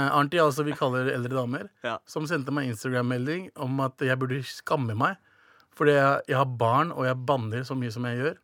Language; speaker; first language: Norwegian; early bilingual, other home language; Urdu